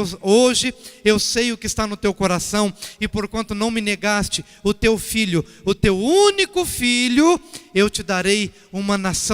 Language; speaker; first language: Portuguese; native; Portuguese